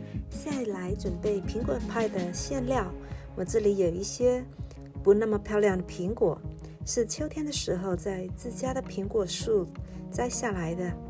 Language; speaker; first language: Chinese; native; Chinese